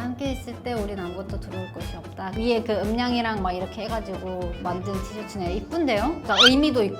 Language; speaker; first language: Korean; non-native, fluent; Kazakh